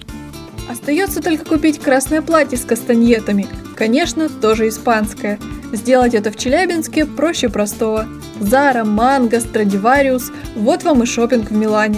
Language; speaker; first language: Russian; native; Russian